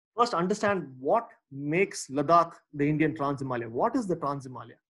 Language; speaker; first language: English; non-native, local second language; Tamil